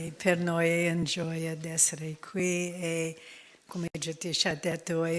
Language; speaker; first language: Italian; non-native, learner; English